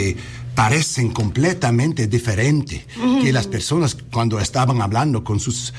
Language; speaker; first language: Spanish; early bilingual, heritage; English